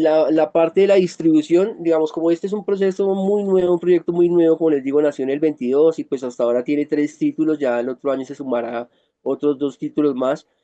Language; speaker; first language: Spanish; native; Spanish